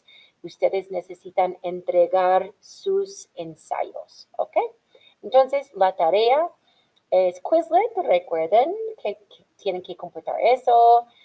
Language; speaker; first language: Spanish; non-native, fluent; English